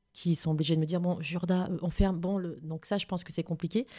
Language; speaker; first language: French; native; French